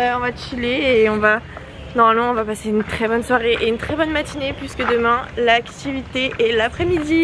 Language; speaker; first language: French; native; French